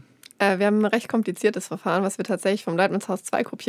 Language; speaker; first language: German; native; German